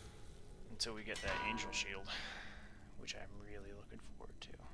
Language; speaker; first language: English; native; English